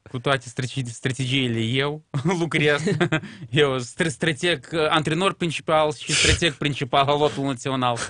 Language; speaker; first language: Romanian; non-native, local second language; Russian